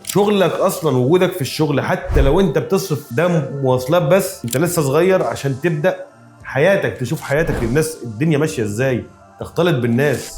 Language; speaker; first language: Arabic; native; Arabic